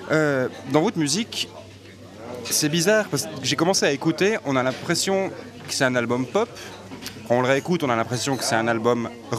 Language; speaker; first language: French; native; French